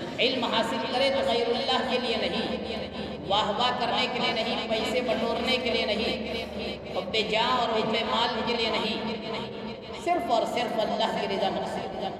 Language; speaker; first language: Urdu; non-native, local second language; Gujarati